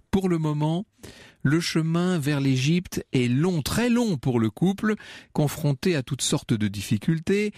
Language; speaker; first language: French; native; French